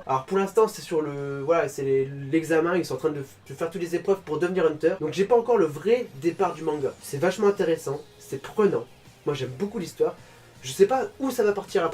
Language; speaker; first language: French; native; French